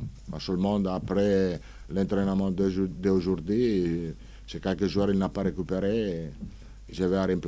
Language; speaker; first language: French; non-native, fluent; Italian